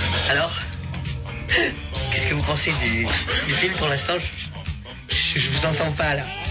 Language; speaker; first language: French; native; French